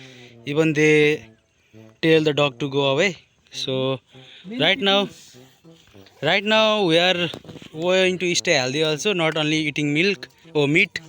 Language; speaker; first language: English; non-native, learner; Nepali